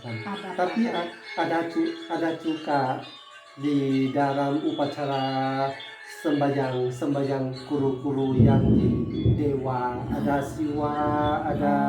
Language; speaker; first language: Indonesian; non-native, learner; Thai